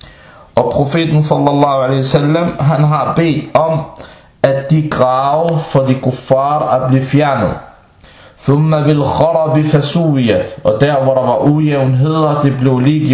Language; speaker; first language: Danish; non-native, fluent; Arabic